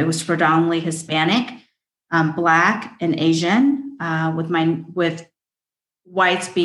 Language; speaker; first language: English; early bilingual, other home language; Chinese